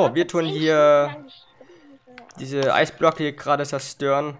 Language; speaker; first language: German; native; German